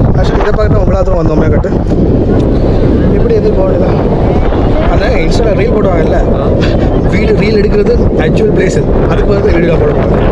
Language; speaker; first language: Tamil; native; Tamil